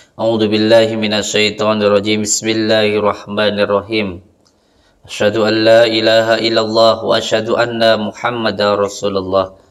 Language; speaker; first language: Indonesian; non-native, local second language; Javanese